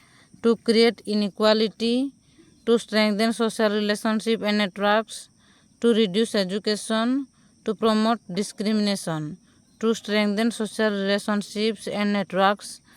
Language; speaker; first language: English; non-native, local second language; Odia